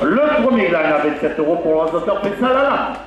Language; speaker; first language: French; native; French